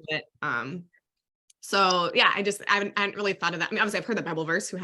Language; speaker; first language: English; native; English